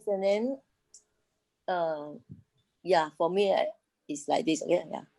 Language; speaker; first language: English; non-native, learner; Chinese